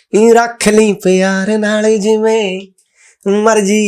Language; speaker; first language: Punjabi; native; Punjabi